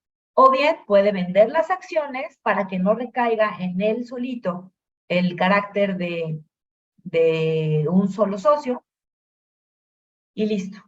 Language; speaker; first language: Spanish; native; Spanish